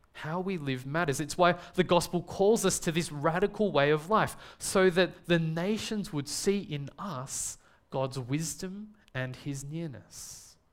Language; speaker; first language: English; native; English